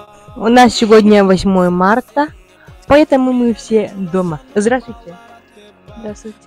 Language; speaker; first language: Russian; non-native, local second language; Yakut